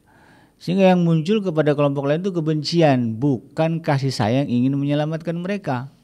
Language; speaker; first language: Indonesian; native; Indonesian